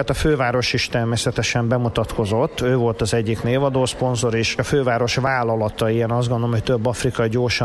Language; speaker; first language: Hungarian; native; Hungarian